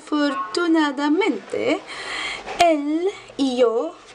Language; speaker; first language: Spanish; non-native, learner; Arabic